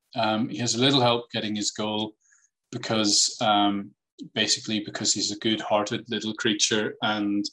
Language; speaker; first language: English; native; English